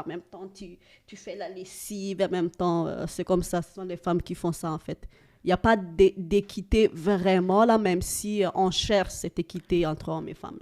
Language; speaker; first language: French; non-native, local second language; Malagasy